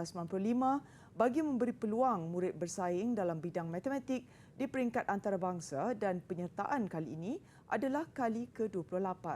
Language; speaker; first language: Malay; native; Malay